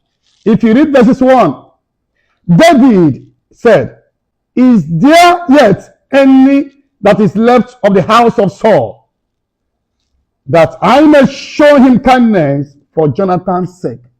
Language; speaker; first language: English; non-native, local second language; Igbo